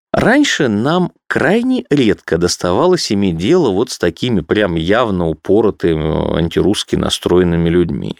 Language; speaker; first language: Russian; native; Russian